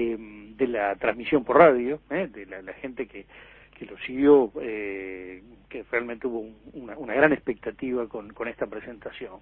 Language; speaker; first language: Spanish; native; Spanish